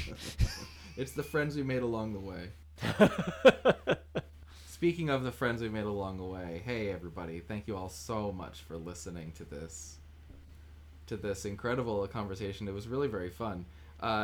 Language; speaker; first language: English; native; English